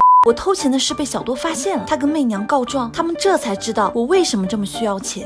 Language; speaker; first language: Chinese; native; Chinese